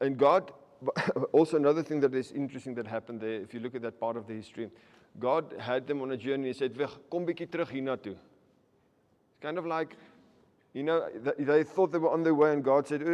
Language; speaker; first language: English; non-native, local second language; Afrikaans